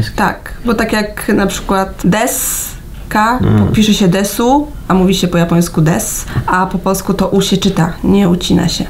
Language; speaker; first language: Polish; native; Polish